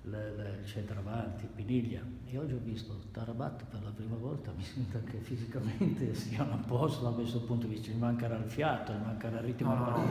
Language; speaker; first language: Italian; native; Italian